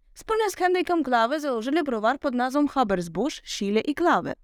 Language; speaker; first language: Polish; non-native, learner; Ukrainian